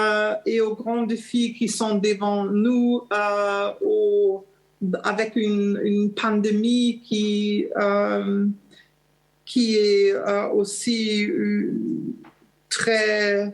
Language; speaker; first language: French; non-native, learner; German